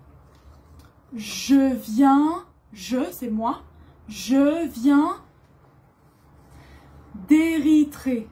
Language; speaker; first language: French; native; French